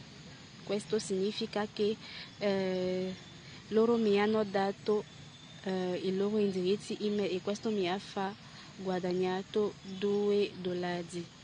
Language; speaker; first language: Italian; non-native, learner; French